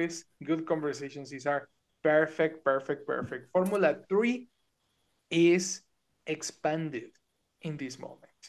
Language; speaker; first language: English; non-native, fluent; Spanish